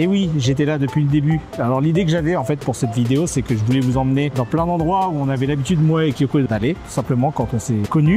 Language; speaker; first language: French; native; French